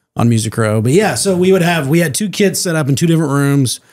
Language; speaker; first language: English; native; English